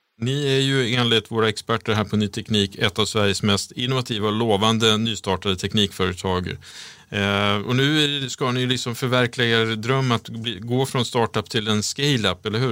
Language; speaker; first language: Swedish; native; Swedish